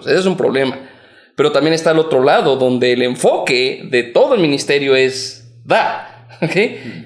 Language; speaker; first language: Spanish; native; Spanish